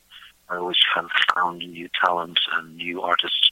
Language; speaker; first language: English; native; English